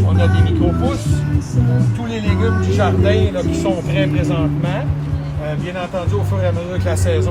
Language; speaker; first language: French; native; French